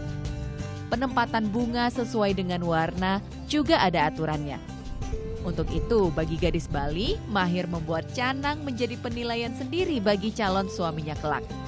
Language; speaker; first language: Indonesian; native; Indonesian